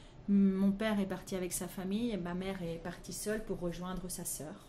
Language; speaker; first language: French; early bilingual, other home language; Spanish